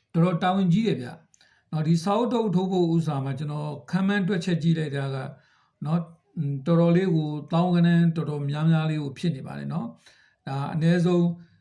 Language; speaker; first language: Burmese; native; Burmese